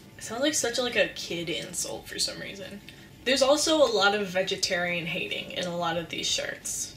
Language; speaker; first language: English; native; English